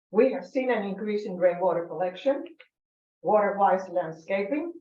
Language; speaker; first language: English; non-native, fluent; Spanish